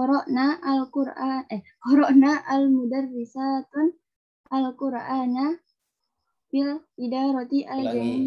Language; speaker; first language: Arabic; non-native, learner; Indonesian